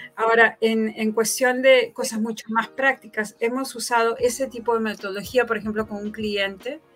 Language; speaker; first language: Spanish; native; Spanish